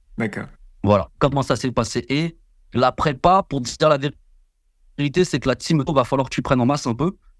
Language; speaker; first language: French; early bilingual, other home language; Vietnamese